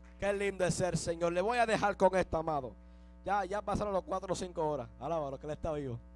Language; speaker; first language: Spanish; early bilingual, heritage; Spanish